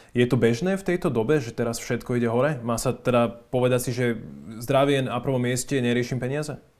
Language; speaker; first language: Slovak; native; Slovak